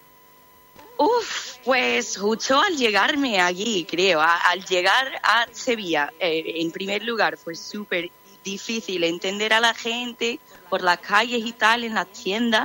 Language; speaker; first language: Spanish; non-native, fluent; English